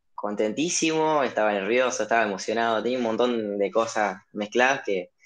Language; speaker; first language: Spanish; native; Spanish